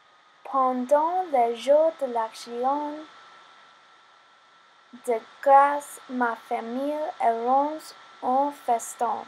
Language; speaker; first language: French; non-native, learner; English